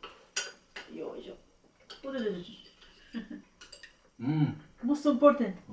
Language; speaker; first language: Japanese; non-native, learner; Arabic